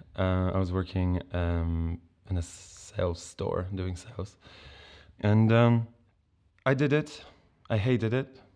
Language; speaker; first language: English; non-native, fluent; Polish